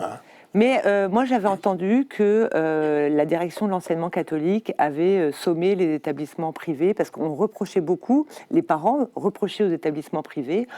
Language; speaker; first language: French; native; French